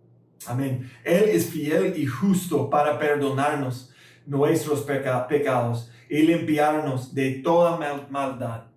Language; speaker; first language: Spanish; non-native, fluent; English